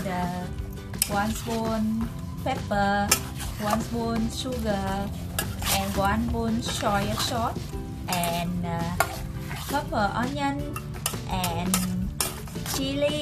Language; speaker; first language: English; non-native, learner; Vietnamese